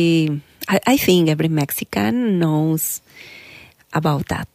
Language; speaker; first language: English; non-native, learner; Spanish